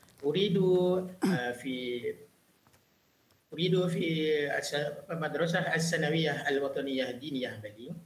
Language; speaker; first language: Arabic; non-native, learner; Malay